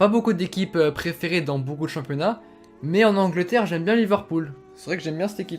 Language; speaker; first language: French; native; French